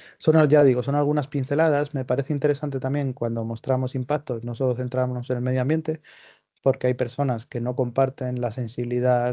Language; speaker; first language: Spanish; native; Spanish